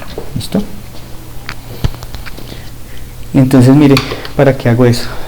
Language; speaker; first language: Spanish; native; Spanish